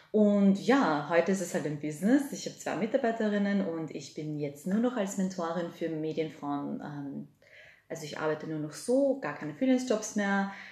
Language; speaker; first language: German; early bilingual, other home language; Serbian